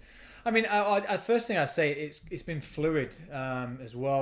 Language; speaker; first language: English; native; English